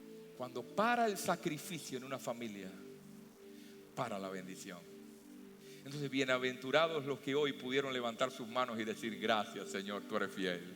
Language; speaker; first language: Spanish; native; Spanish